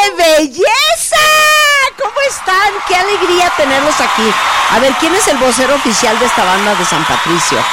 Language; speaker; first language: Spanish; native; Spanish